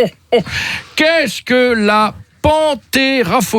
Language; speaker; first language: French; native; French